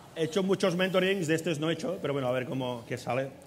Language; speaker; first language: Spanish; native; Spanish